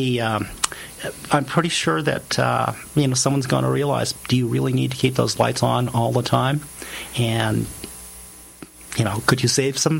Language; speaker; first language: English; native; English